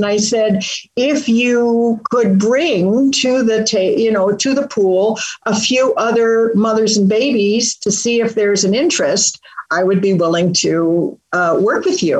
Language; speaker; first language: English; native; English